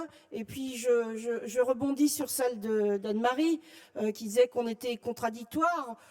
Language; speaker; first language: French; native; French